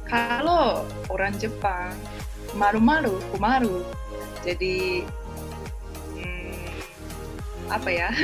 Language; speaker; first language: Indonesian; non-native, learner; Japanese